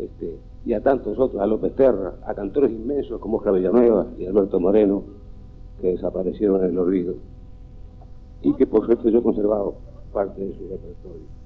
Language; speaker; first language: Spanish; native; Spanish